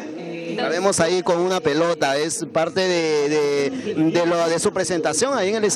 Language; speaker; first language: Spanish; native; Spanish